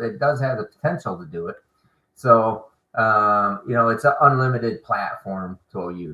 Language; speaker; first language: English; native; English